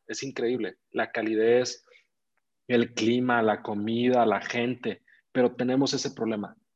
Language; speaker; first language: Spanish; native; Spanish